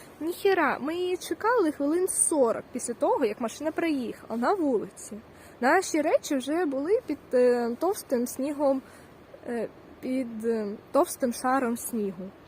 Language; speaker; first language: Ukrainian; native; Ukrainian